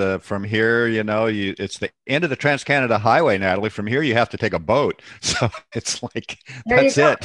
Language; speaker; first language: English; native; English